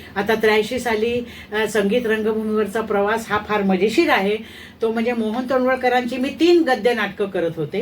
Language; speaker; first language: Marathi; native; Marathi